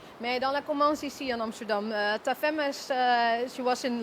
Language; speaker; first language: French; non-native, learner; Dutch